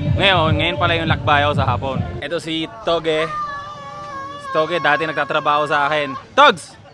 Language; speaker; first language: Filipino; native; Filipino